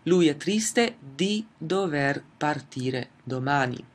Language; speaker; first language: Italian; non-native, fluent; English